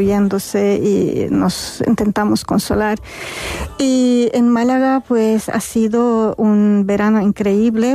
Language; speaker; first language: Spanish; non-native, fluent; Arabic